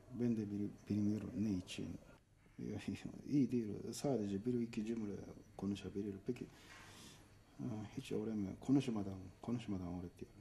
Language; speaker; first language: Turkish; non-native, learner; Japanese